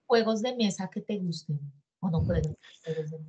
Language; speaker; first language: Spanish; native; Spanish